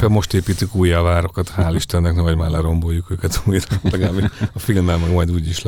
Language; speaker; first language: Hungarian; native; Hungarian